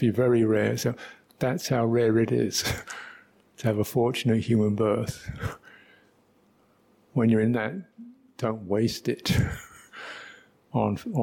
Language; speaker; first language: English; native; English